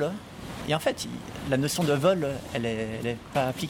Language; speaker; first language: French; native; French